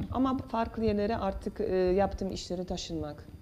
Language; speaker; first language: Turkish; non-native, fluent; Polish